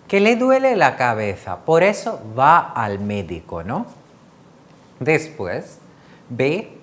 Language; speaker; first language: Spanish; non-native, fluent; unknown